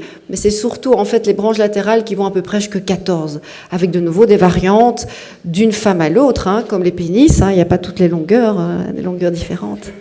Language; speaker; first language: French; native; French